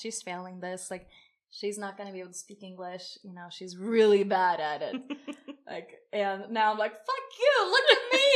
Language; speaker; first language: English; non-native, fluent; Swedish